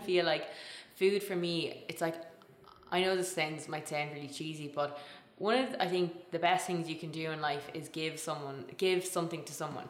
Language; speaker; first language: English; native; English